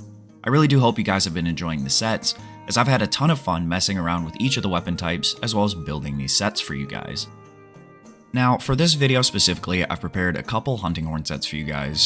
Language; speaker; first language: English; native; English